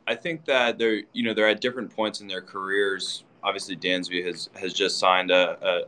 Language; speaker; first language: English; native; English